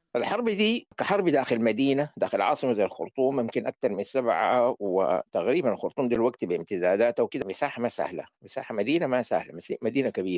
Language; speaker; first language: Arabic; native; Arabic